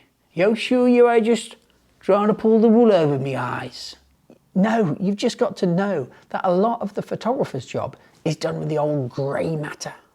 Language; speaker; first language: English; native; English